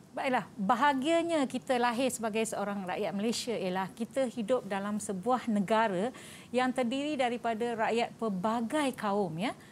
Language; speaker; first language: Malay; non-native, local second language; Tamil